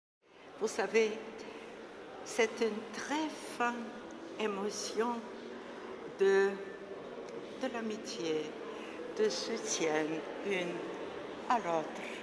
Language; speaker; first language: French; non-native, fluent; Russian